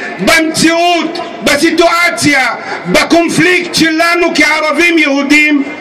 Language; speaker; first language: Hebrew; non-native, local second language; Arabic